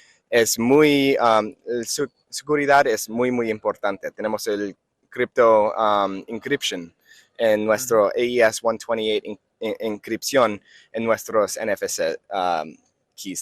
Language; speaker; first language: Spanish; non-native, learner; English